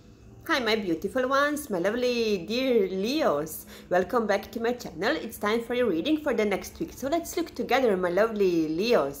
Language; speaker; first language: English; non-native, fluent; Serbian